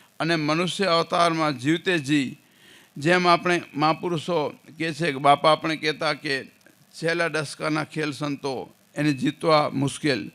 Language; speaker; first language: Gujarati; non-native, local second language; Kachhi